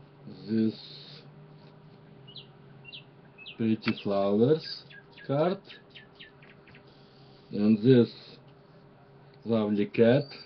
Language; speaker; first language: English; non-native, learner; Russian